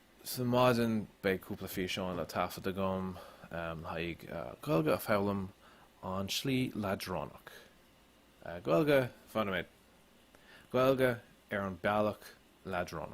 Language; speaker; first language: Irish; non-native, local second language; English